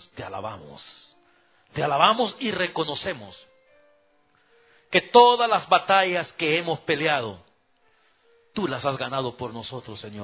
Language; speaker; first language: Spanish; native; Spanish